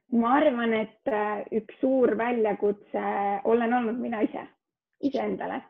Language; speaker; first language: Estonian; early bilingual, heritage; Estonian